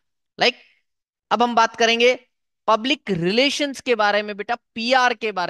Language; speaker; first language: Hindi; native; Hindi